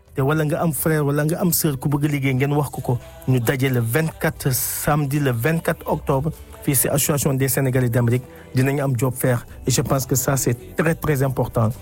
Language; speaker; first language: French; non-native, local second language; Wolof